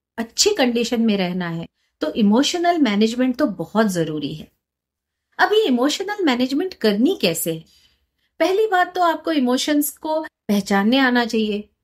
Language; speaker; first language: Hindi; non-native, local second language; Marathi